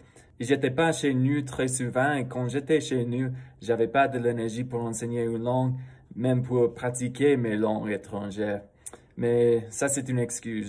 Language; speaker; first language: French; non-native, fluent; English